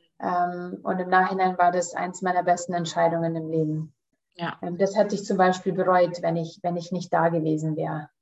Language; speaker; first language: German; early bilingual, heritage; German